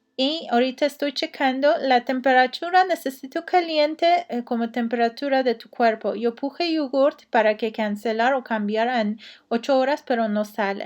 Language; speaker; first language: Spanish; non-native, learner; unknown